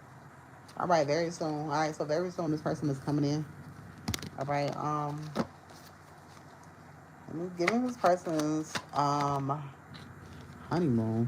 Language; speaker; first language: English; native; English